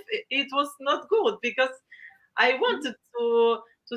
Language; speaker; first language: English; non-native, learner; Spanish